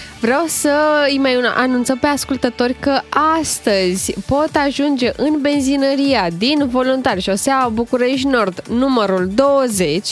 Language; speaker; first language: Romanian; native; Romanian